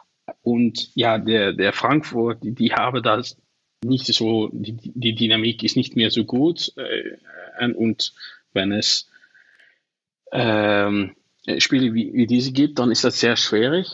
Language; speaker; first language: German; non-native, learner; Dutch